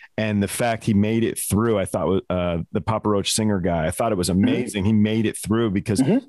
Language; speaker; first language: English; native; English